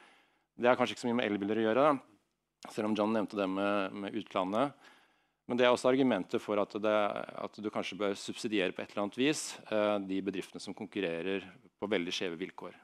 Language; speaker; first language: Norwegian; native; Norwegian